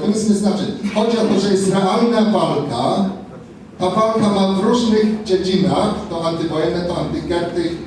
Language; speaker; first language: Polish; non-native, fluent; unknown